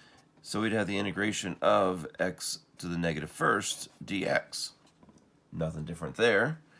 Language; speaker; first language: English; native; English